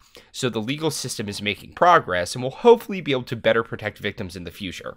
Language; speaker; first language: English; native; English